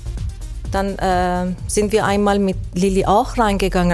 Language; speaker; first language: German; non-native, fluent; Persian